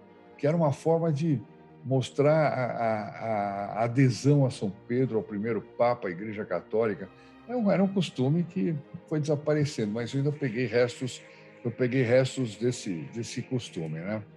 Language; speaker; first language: Portuguese; native; Portuguese